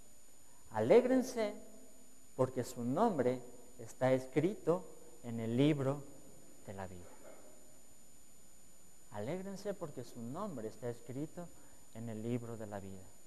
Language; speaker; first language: Spanish; native; Spanish